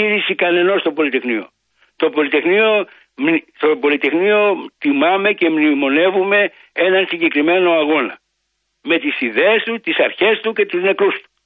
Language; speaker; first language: Greek; native; Greek